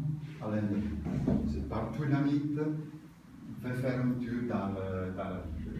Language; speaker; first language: French; non-native, learner; Italian